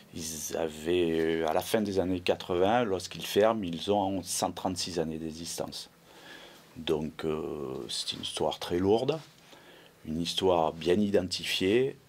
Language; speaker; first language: French; native; French